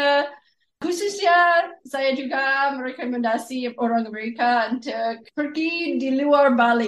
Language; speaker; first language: Indonesian; non-native, fluent; English